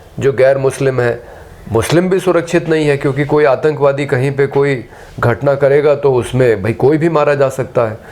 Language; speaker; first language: Hindi; native; Hindi